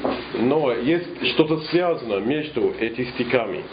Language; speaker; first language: Russian; non-native, fluent; English